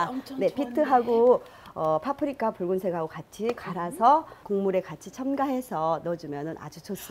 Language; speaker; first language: Korean; native; Korean